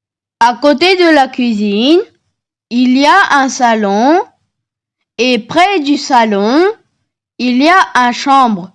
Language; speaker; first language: French; non-native, learner; Tamil